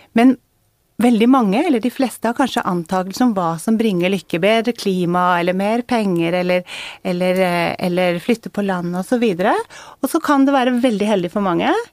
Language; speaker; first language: Norwegian; native; Norwegian